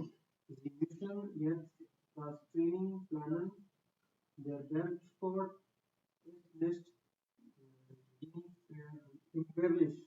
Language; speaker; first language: German; non-native, learner; Hindi